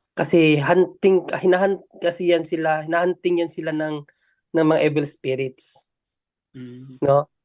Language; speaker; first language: Filipino; non-native, local second language; Cebuano